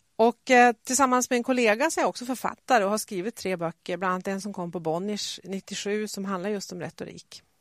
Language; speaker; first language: Swedish; native; Swedish